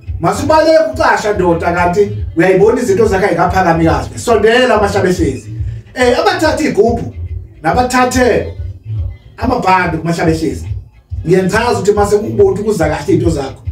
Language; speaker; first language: Zulu; native; Zulu